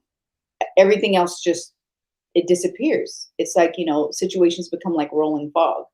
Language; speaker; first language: English; native; English